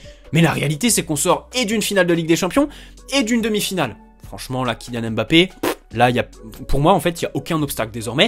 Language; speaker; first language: French; native; French